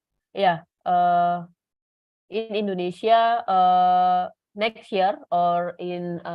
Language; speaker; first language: English; non-native, learner; Indonesian